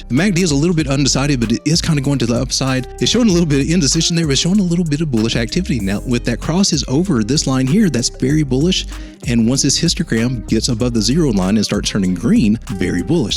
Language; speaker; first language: English; native; English